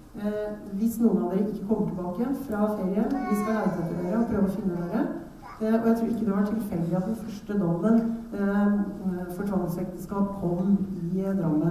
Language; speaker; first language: Norwegian; native; Norwegian